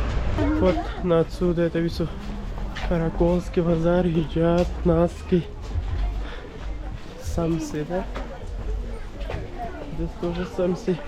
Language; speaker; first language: Russian; non-native, learner; Urdu